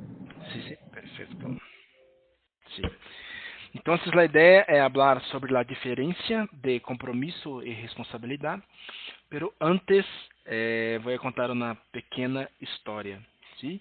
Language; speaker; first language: Spanish; non-native, learner; Portuguese